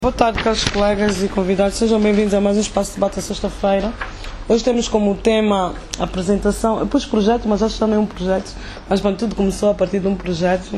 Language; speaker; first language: Portuguese; native; Portuguese